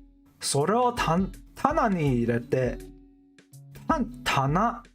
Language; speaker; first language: Japanese; non-native, learner; English